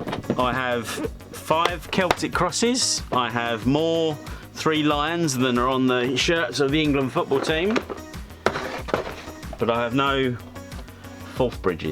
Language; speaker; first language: English; native; English